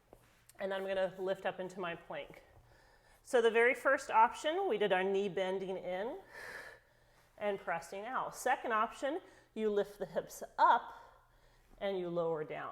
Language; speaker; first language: English; native; English